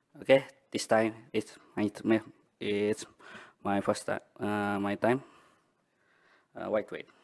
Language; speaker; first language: English; non-native, learner; Banjar